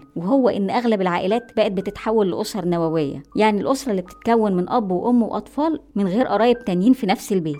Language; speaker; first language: Arabic; native; Arabic